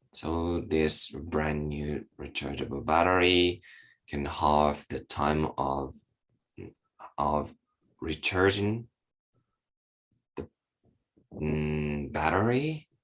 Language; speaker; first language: English; non-native, learner; Japanese